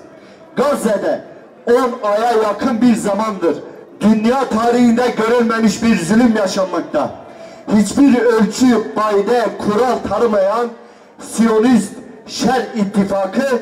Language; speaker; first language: Turkish; native; Turkish